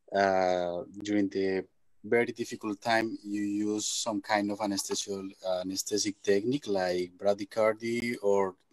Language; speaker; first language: English; non-native, fluent; Russian